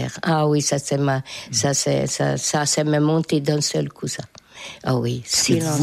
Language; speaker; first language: French; non-native, fluent; Hungarian